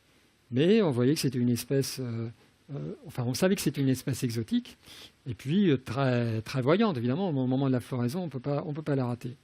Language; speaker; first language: French; native; French